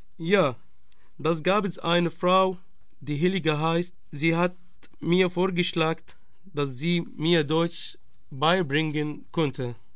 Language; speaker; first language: German; non-native, learner; Arabic